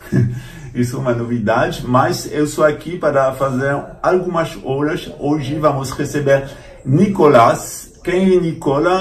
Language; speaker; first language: Portuguese; non-native, fluent; French